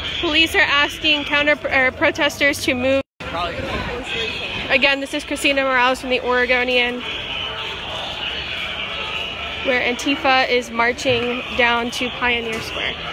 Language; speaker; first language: English; native; English